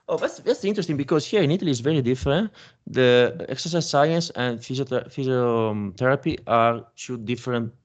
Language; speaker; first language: English; non-native, fluent; Italian